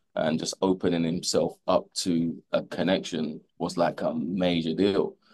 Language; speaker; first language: English; native; English